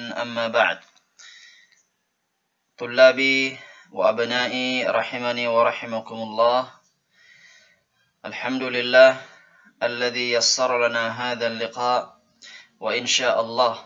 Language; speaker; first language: Arabic; non-native, fluent; Indonesian